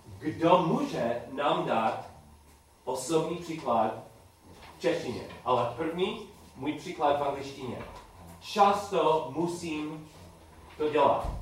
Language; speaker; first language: Czech; non-native, learner; English